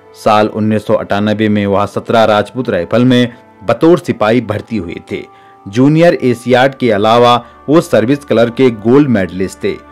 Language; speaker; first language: Hindi; native; Hindi